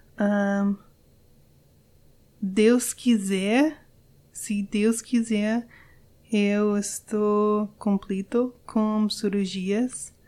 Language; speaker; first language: Portuguese; non-native, learner; English